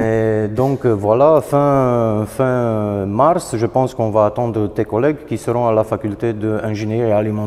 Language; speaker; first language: French; non-native, fluent; Romanian